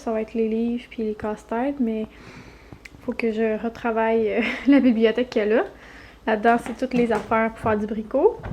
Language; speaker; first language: French; native; French